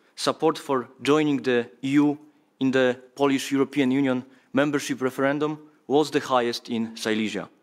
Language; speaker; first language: English; non-native, fluent; Polish